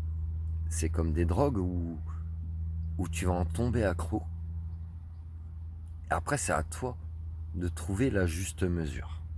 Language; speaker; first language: French; native; French